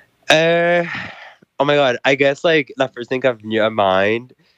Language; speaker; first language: English; non-native, local second language; French